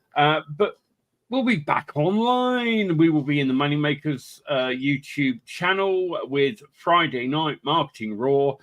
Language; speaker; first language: English; native; English